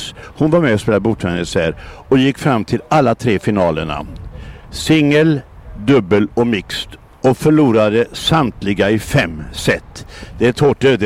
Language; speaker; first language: Swedish; native; Swedish